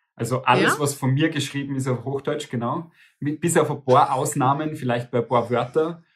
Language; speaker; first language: German; native; German